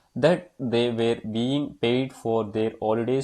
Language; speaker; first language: English; non-native, local second language; Kannada